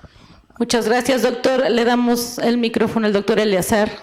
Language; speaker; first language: Spanish; native; Spanish